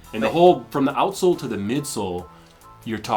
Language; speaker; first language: English; native; English